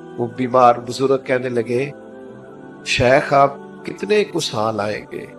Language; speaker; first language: Urdu; non-native, local second language; Punjabi